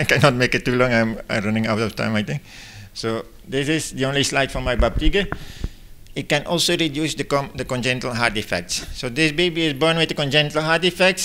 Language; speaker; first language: English; non-native, fluent; Dutch